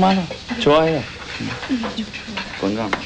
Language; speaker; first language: Korean; non-native, learner; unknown